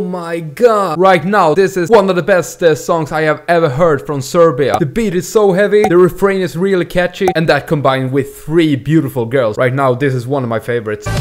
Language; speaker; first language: English; non-native, fluent; Swedish